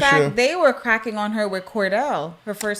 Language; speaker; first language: English; native; English